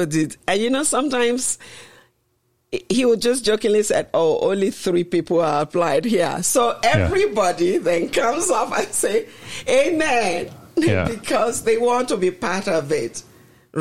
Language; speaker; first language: English; non-native, local second language; Yoruba